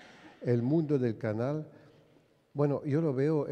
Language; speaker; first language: Spanish; non-native, fluent; French